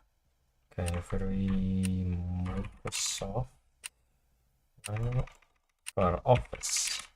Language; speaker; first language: Icelandic; non-native, learner; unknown